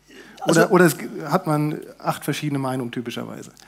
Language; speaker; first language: German; native; German